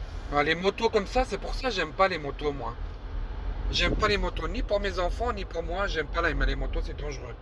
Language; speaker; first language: French; native; French